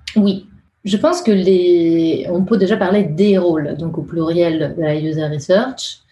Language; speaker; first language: French; non-native, fluent; Italian